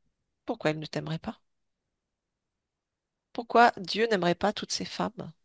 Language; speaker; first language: French; native; French